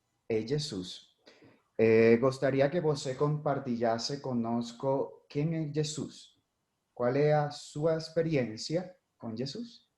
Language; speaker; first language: Portuguese; non-native, fluent; Spanish